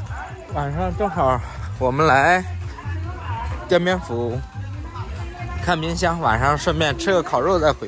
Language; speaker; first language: Chinese; native; Chinese